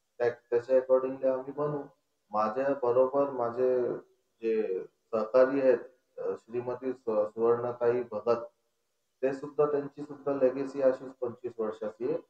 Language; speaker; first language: Marathi; non-native, local second language; Konkani